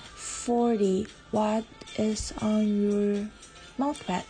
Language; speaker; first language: English; non-native, learner; Chinese